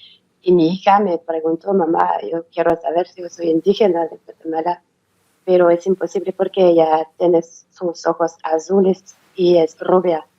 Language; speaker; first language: Spanish; non-native, learner; French